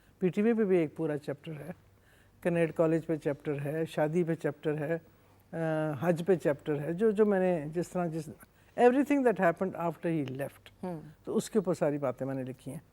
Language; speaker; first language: Urdu; non-native, local second language; English